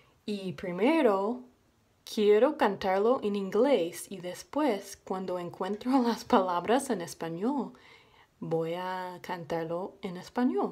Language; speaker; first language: Spanish; non-native, learner; English